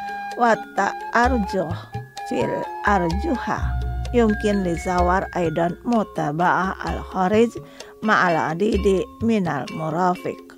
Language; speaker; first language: Arabic; non-native, fluent; Indonesian